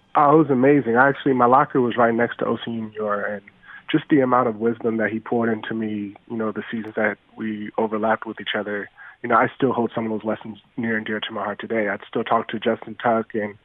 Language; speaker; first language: English; native; English